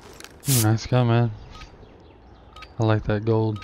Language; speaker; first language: English; native; English